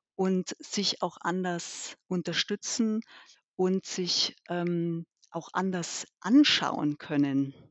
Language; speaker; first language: German; early bilingual, other home language; Albanian